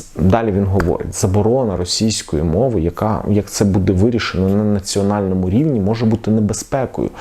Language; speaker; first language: Ukrainian; non-native, local second language; Russian